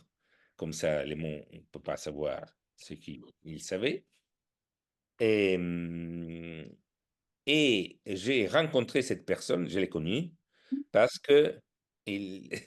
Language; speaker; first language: French; non-native, fluent; Italian